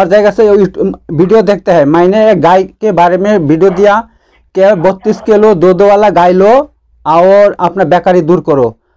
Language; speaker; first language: Hindi; non-native, local second language; Bangla